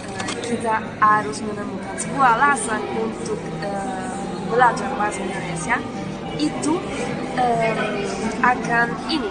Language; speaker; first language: Indonesian; non-native, fluent; Italian